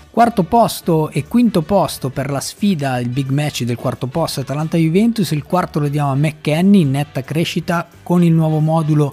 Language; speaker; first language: Italian; native; Italian